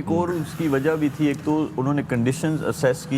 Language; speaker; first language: Urdu; native; Urdu